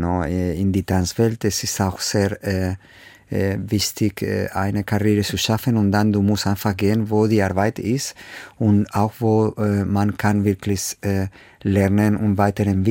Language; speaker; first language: German; non-native, fluent; Spanish